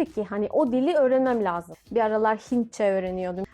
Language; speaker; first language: Turkish; non-native, fluent; Russian